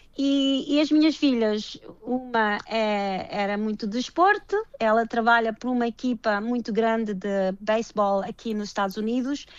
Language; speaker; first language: Portuguese; early bilingual, heritage; Portuguese